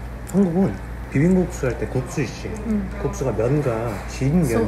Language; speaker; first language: Korean; native; Korean